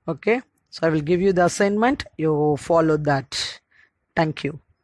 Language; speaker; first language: English; non-native, local second language; Tamil